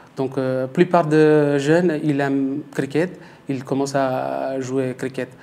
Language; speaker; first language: French; non-native, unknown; Tamil